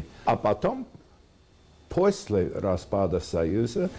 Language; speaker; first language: Russian; non-native, fluent; English